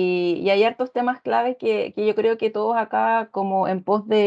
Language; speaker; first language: Spanish; native; Spanish